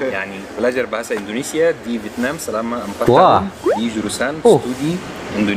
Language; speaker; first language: Indonesian; non-native, fluent; Arabic